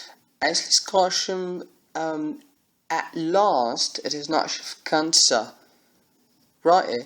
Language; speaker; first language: Russian; non-native, learner; English